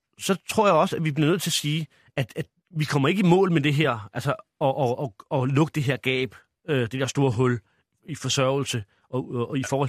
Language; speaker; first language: Danish; early bilingual, other home language; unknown